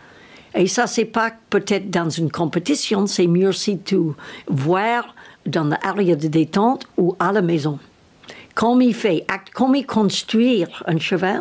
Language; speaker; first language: French; non-native, learner; English